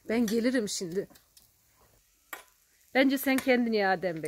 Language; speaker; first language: Turkish; native; Turkish